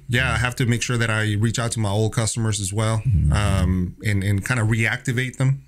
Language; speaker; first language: English; native; English